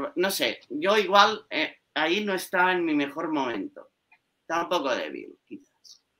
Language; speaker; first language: Spanish; native; Spanish